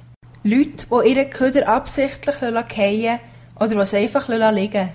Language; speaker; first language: German; native; German